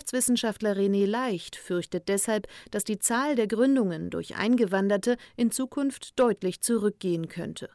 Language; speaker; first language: German; native; German